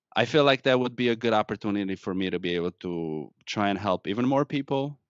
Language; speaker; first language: English; non-native, fluent; Romanian